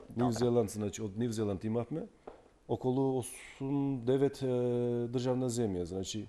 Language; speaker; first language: Macedonian; non-native, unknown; Turkish